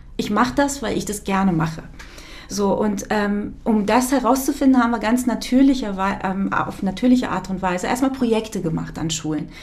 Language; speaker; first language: German; early bilingual, other home language; Kurdish